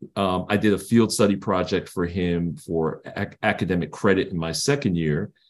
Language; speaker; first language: English; native; English